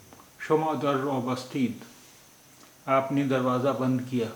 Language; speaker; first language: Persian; non-native, fluent; Urdu